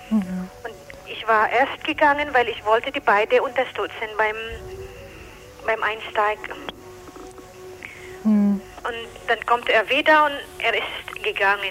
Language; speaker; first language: German; non-native, learner; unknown